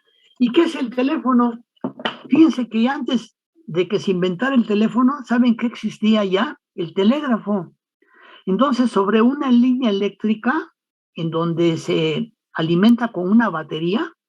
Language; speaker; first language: Spanish; native; Spanish